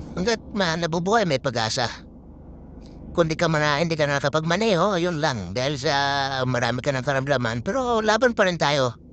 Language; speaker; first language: Filipino; non-native, local second language; Masbatenyo